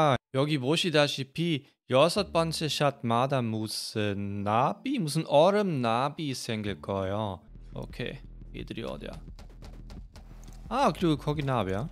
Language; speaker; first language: Korean; non-native, fluent; German